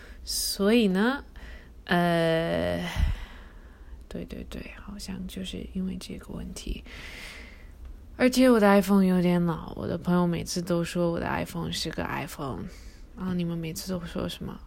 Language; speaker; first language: Chinese; early bilingual, heritage; Chinese